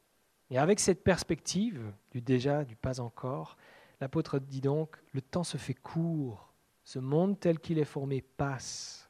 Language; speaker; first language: French; native; French